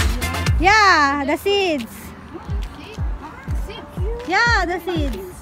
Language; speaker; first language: English; non-native, learner; Filipino